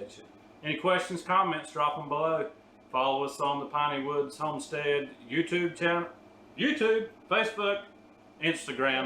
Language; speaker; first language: English; native; English